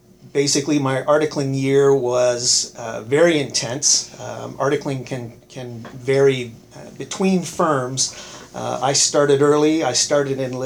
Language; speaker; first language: English; native; English